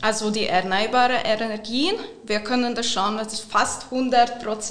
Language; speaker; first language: German; non-native, fluent; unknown